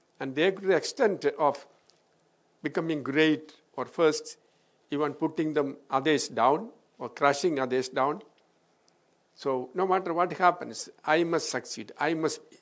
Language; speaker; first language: English; non-native, local second language; Malayalam